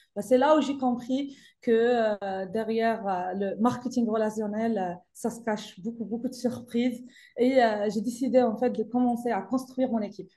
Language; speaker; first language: French; non-native, local second language; Arabic